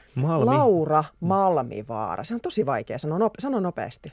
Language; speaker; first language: Finnish; native; Finnish